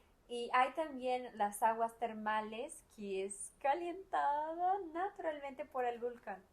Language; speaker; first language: Spanish; non-native, fluent; Portuguese